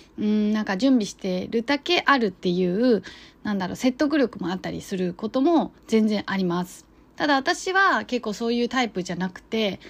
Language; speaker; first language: Japanese; non-native, fluent; Chinese